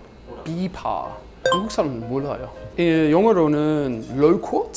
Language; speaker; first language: Korean; non-native, learner; English